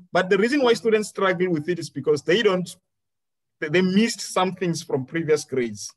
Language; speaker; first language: English; non-native, local second language; Venda